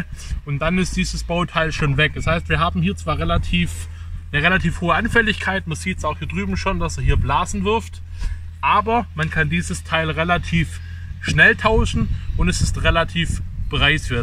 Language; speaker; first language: German; native; German